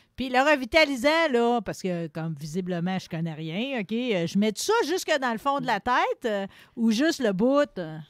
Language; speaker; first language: French; native; French